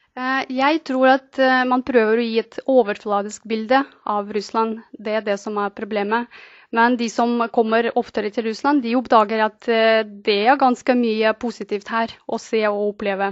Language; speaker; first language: Norwegian; non-native, fluent; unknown